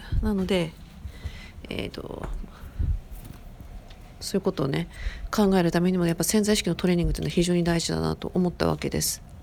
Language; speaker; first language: Japanese; native; Japanese